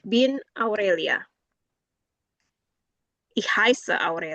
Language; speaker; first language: German; non-native, fluent; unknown